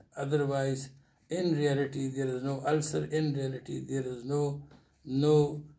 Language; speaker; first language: English; non-native, local second language; Urdu